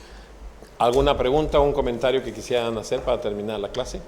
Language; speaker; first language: Spanish; native; Spanish